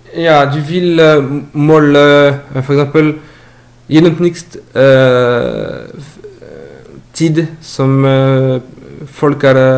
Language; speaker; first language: Norwegian; non-native, fluent; French